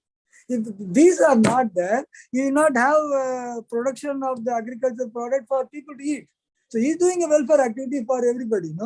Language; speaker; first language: English; non-native, local second language; Hindi